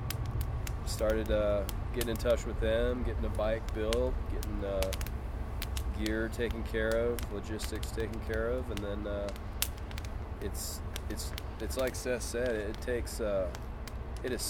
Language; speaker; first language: English; native; English